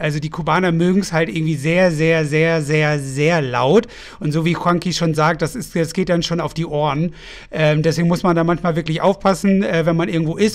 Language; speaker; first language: German; native; German